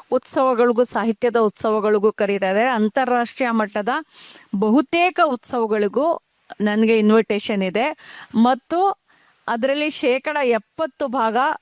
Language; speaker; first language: Kannada; non-native, local second language; Urdu